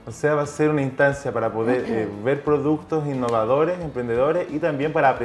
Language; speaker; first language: Spanish; native; Spanish